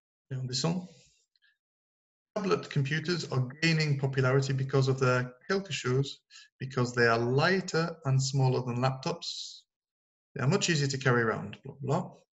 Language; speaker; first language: English; native; English